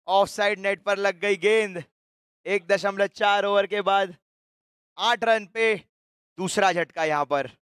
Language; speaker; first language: Hindi; non-native, local second language; Gujarati